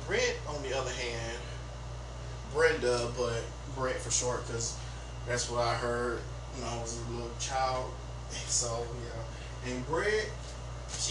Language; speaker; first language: English; native; English